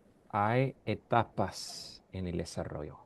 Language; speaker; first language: Spanish; non-native, fluent; English